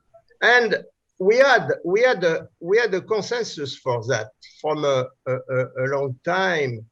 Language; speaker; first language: English; non-native, fluent; French